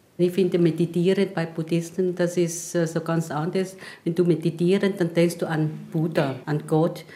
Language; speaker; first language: German; non-native, learner; Vietnamese